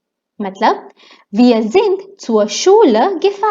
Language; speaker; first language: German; non-native, fluent; Hindi